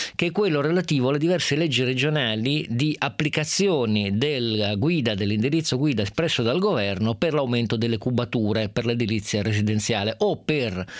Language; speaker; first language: Italian; native; Italian